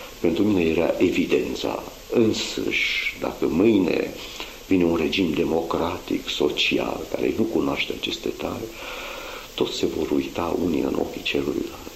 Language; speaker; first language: Romanian; non-native, local second language; Hungarian